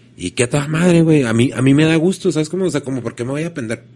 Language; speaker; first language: Spanish; native; Spanish